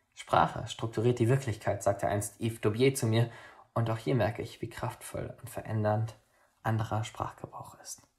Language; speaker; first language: German; native; German